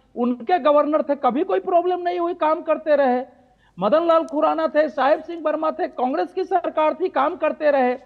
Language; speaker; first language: Hindi; native; Hindi